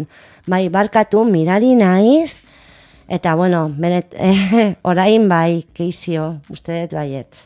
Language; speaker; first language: Basque; non-native, local second language; Spanish